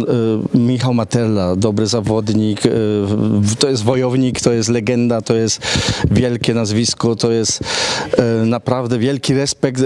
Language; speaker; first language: Polish; early bilingual, heritage; Polish